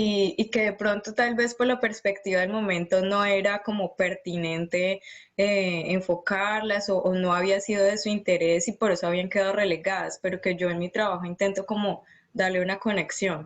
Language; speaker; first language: Spanish; native; Spanish